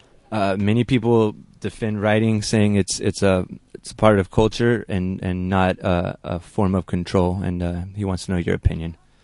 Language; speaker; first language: English; non-native, fluent; Spanish